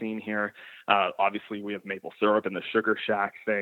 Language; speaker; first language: English; native; English